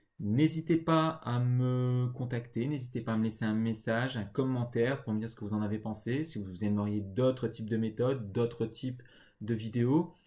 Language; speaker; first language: French; native; French